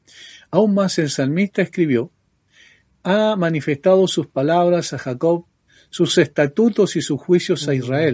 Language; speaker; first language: Spanish; native; Spanish